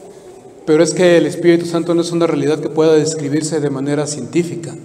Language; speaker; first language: Spanish; native; Spanish